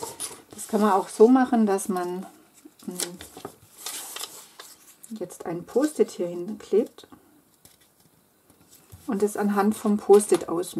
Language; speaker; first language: German; native; German